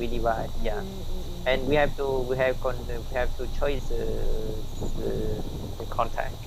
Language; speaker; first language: English; non-native, learner; Vietnamese